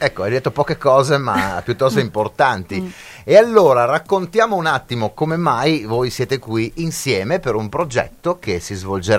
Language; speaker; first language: Italian; native; Italian